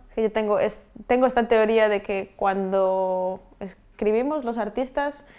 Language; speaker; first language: Spanish; non-native, local second language; Galician